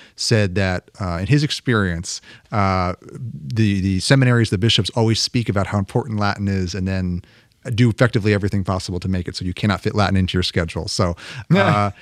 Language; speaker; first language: English; native; English